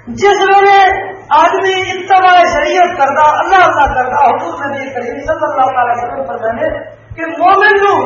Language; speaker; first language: Urdu; non-native, local second language; Punjabi